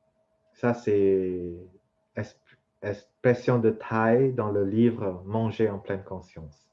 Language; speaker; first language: French; non-native, fluent; Vietnamese